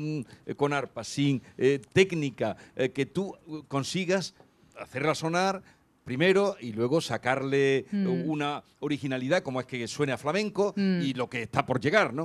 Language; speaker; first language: Spanish; native; Spanish